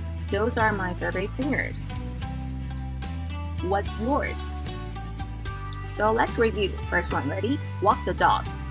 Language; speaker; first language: English; non-native, fluent; Chinese